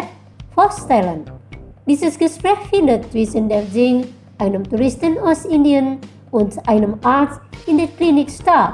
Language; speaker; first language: German; non-native, fluent; Indonesian